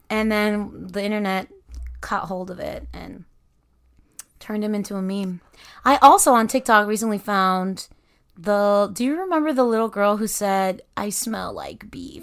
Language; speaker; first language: English; native; English